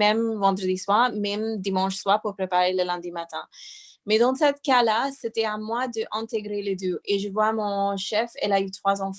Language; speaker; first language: French; non-native, fluent; English